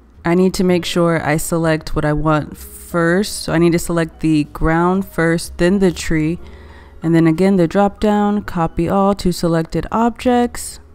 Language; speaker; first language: English; native; English